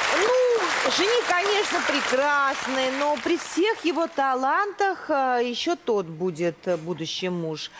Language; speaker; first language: Russian; native; Russian